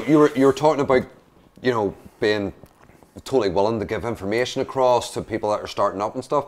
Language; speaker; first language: English; native; English